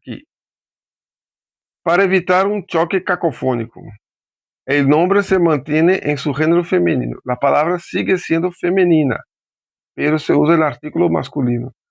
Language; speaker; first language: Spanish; non-native, fluent; Portuguese